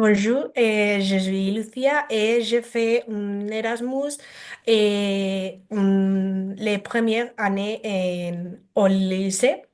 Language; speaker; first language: French; non-native, learner; Spanish